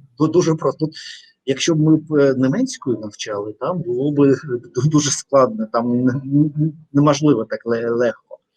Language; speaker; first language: Ukrainian; non-native, fluent; Russian